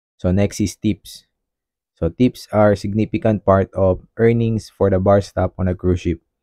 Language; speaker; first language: English; non-native, local second language; Filipino